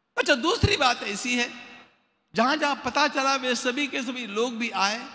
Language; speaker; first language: Hindi; non-native, local second language; Marathi